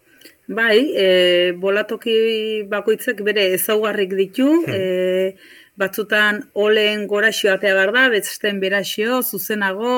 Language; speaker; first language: Basque; native; Basque